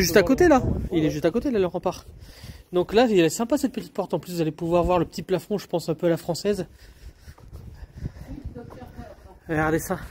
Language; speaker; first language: French; native; French